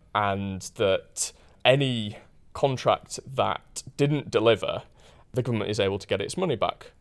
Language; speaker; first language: English; native; English